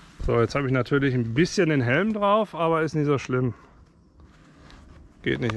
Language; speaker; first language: German; native; German